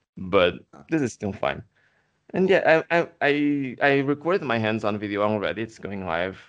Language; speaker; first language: English; non-native, fluent; Portuguese